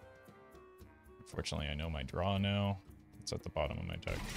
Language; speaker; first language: English; native; English